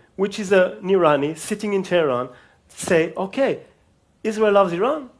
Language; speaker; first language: English; non-native, fluent; Hebrew